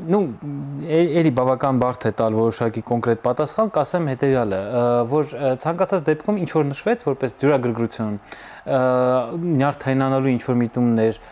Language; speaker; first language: Armenian; native; Armenian